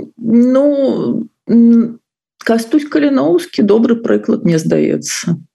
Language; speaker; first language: Belarusian; non-native, local second language; Russian